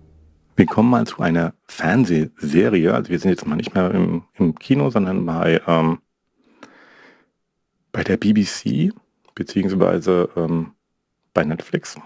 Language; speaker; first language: German; native; German